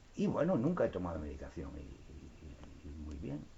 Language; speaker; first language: Spanish; non-native, local second language; Galician